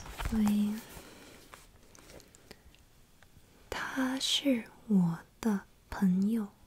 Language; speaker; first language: Chinese; non-native, fluent; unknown